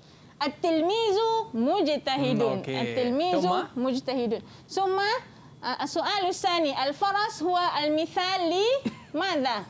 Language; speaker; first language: Arabic; non-native, fluent; Malay